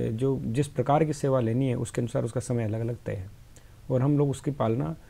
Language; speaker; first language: Hindi; native; Hindi